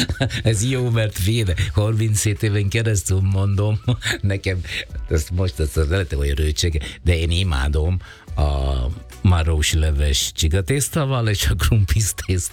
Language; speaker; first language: Hungarian; non-native, fluent; Italian